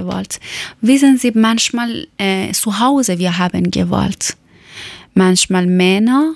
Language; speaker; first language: German; non-native, learner; Persian